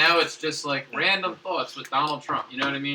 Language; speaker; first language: English; native; English